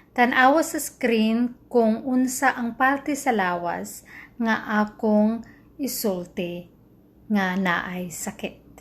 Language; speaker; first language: Cebuano; non-native, local second language; Filipino